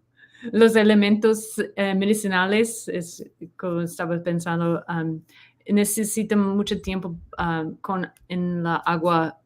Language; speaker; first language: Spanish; non-native, learner; English